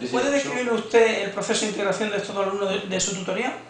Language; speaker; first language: Spanish; native; Spanish